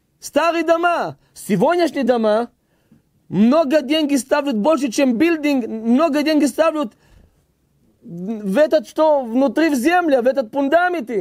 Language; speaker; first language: Russian; early bilingual, heritage; Hebrew